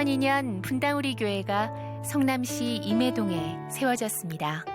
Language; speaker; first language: Korean; native; Korean